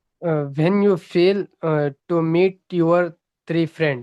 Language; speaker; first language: English; non-native, learner; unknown